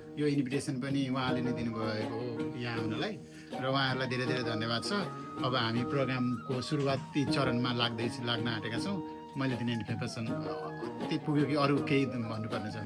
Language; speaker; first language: Nepali; native; Nepali